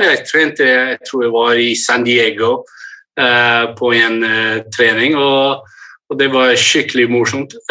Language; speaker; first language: Norwegian; early bilingual, heritage; English